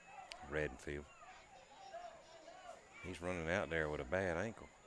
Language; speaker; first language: English; native; English